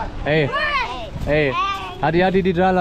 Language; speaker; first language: Indonesian; non-native, learner; German